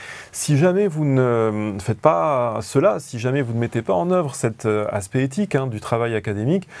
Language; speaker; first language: French; native; French